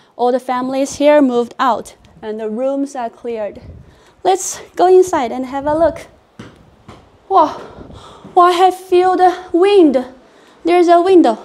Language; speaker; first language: English; non-native, fluent; Chinese